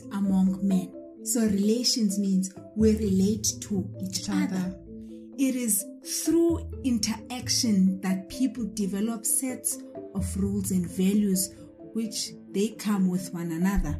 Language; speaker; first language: English; non-native, local second language; Xhosa